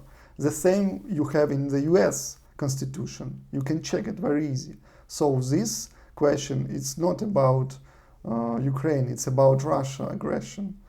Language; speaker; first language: English; non-native, learner; Russian